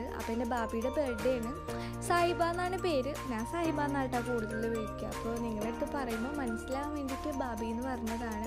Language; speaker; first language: Malayalam; native; Malayalam